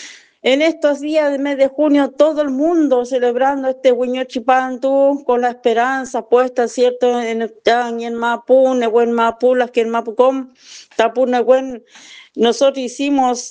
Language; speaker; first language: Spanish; non-native, local second language; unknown